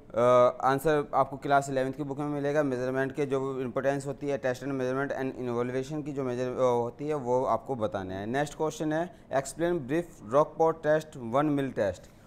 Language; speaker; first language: Hindi; native; Hindi